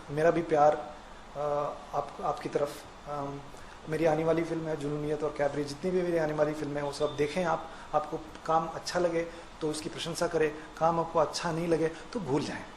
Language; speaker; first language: Hindi; non-native, local second language; Kannada